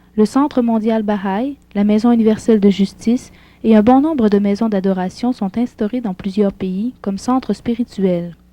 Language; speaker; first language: French; native; French